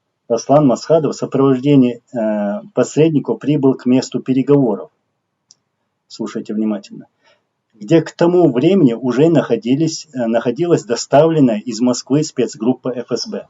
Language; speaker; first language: Russian; non-native, local second language; Chechen